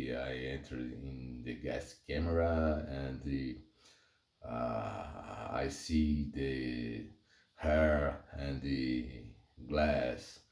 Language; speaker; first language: English; non-native, learner; Portuguese